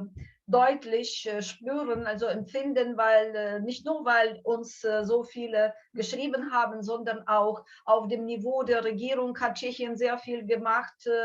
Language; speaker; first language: German; non-native, fluent; Ukrainian